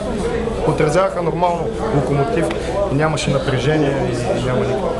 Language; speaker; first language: Bulgarian; native; Bulgarian